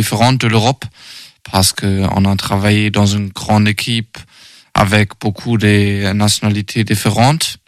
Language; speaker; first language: French; non-native, learner; German